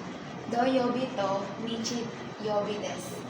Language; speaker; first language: Japanese; non-native, learner; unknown